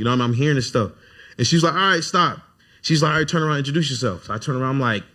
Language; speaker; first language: English; native; English